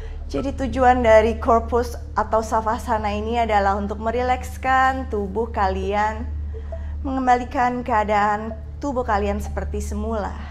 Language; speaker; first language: Indonesian; native; Indonesian